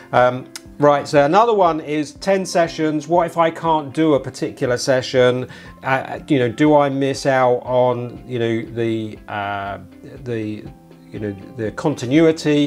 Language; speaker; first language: English; native; English